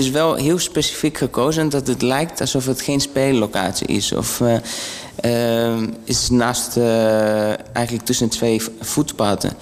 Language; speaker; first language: Dutch; non-native, fluent; Greek